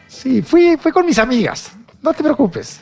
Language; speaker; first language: Spanish; native; Spanish